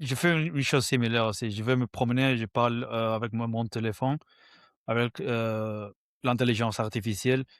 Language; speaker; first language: French; non-native, fluent; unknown